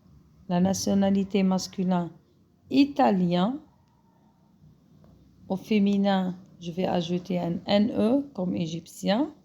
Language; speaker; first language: French; non-native, fluent; Arabic